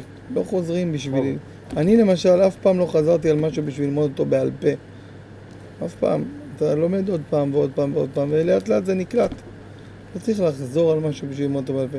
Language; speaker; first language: Hebrew; native; Hebrew